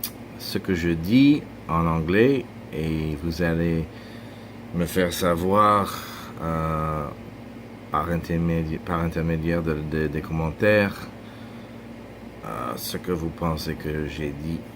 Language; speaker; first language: French; non-native, fluent; English